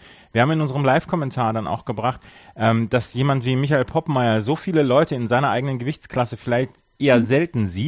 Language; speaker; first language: German; native; German